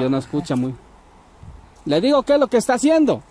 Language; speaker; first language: Spanish; native; Spanish